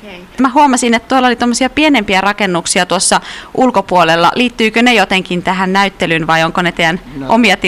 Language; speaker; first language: Finnish; native; Finnish